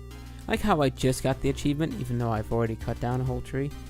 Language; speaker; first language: English; native; English